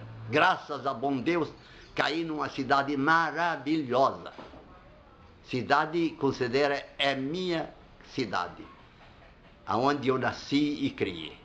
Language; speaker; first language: Portuguese; non-native, fluent; Arabic